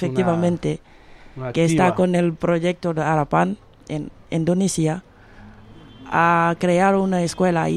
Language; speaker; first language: Spanish; non-native, fluent; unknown